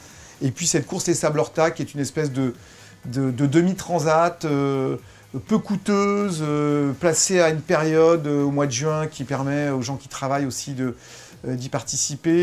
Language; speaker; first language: French; native; French